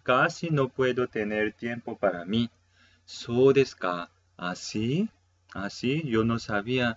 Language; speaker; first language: Spanish; non-native, fluent; Korean